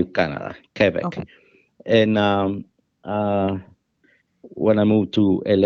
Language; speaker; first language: English; non-native, fluent; Spanish